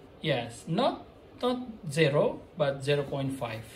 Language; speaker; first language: English; non-native, fluent; Indonesian